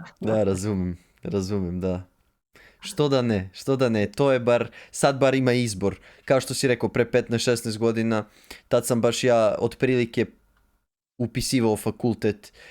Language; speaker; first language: Serbian; native; Serbian